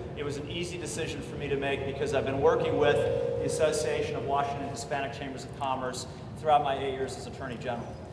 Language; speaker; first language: English; native; English